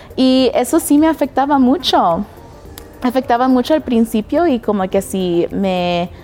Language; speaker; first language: Spanish; early bilingual, heritage; Spanish